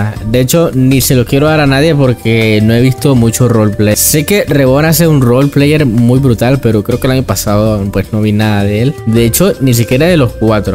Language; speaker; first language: Spanish; native; Spanish